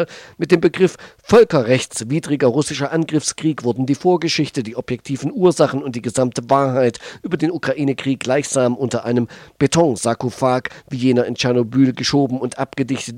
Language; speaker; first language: German; native; German